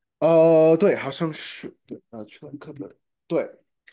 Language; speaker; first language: Chinese; non-native, fluent; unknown